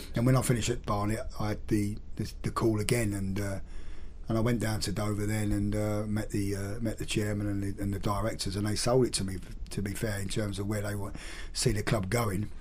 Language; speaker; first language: English; native; English